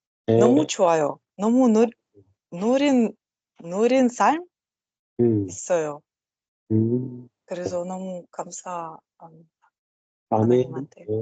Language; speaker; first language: Korean; non-native, learner; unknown